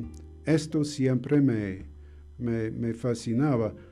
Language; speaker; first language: Spanish; non-native, fluent; English